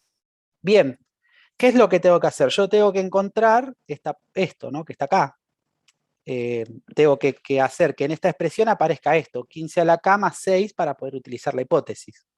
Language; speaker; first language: Spanish; native; Spanish